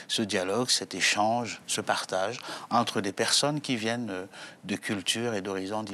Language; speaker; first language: French; native; French